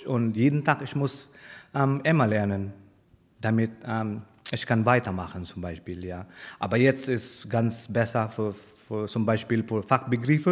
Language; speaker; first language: German; non-native, learner; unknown